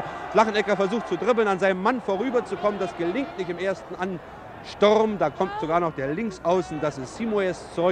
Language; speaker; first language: German; native; German